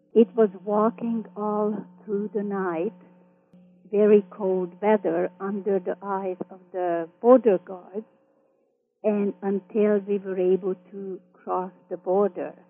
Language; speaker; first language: English; early bilingual, other home language; Hungarian